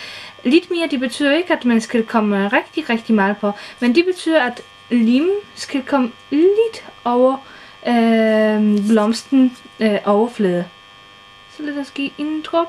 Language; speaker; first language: Danish; non-native, fluent; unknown